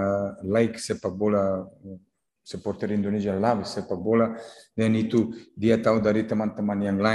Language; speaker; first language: Indonesian; non-native, fluent; Serbian